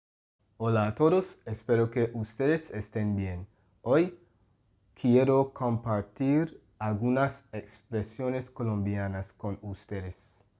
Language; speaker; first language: Spanish; non-native, fluent; English